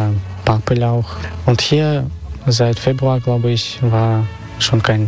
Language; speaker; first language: German; non-native, fluent; Russian